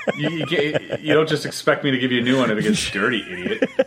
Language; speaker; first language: English; early bilingual, other home language; German